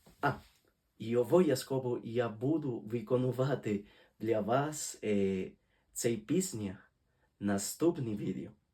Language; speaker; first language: Ukrainian; non-native, learner; Spanish